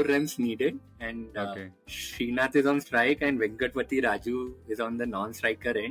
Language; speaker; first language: English; non-native, local second language; Hindi